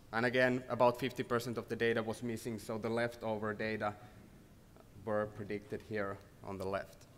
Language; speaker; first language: English; non-native, fluent; Finnish